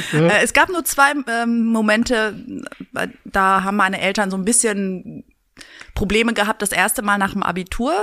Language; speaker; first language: German; early bilingual, other home language; Greek